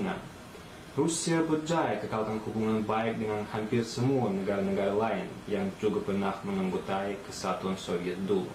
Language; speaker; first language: Malay; non-native, fluent; Russian